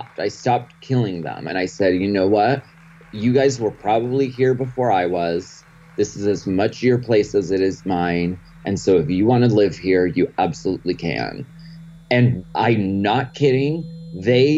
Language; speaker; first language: English; native; English